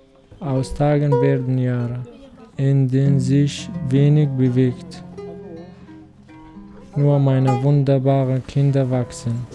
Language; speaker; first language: German; non-native, learner; Arabic